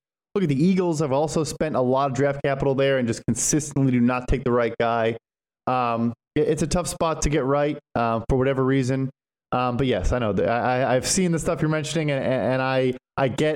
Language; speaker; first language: English; native; English